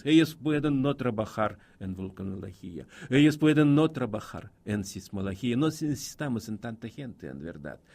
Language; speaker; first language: Spanish; non-native, fluent; Russian